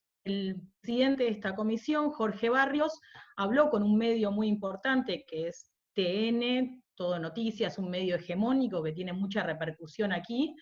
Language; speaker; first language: Spanish; native; Spanish